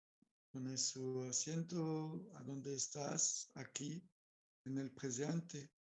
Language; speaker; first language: Spanish; non-native, learner; French